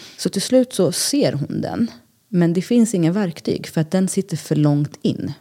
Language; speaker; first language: Swedish; early bilingual, other home language; Greek